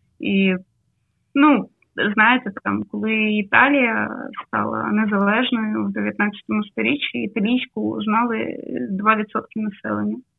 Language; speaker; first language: Ukrainian; non-native, local second language; Russian